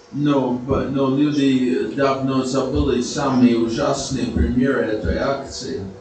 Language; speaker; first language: Russian; non-native, fluent; English